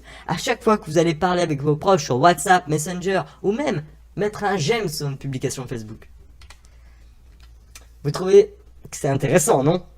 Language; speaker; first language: French; native; French